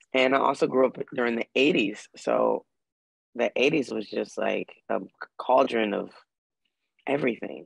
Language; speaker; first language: English; native; English